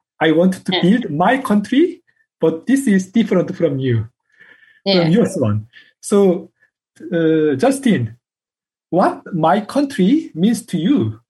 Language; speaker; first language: English; non-native, fluent; Korean